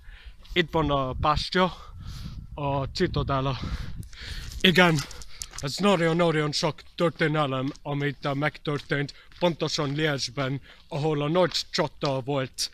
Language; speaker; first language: Hungarian; non-native, learner; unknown